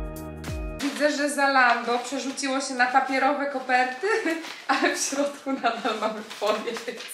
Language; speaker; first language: Polish; native; Polish